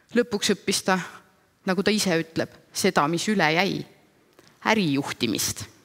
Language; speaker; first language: Estonian; native; Estonian